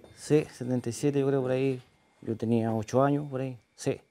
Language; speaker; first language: Spanish; native; Spanish